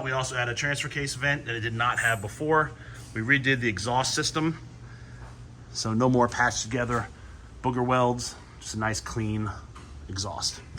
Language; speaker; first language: English; native; English